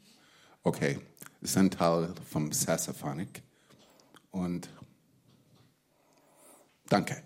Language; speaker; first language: German; non-native, fluent; English